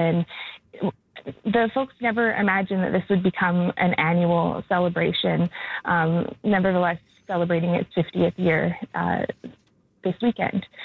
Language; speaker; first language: English; native; English